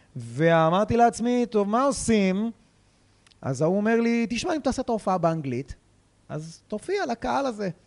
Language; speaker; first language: Hebrew; native; Hebrew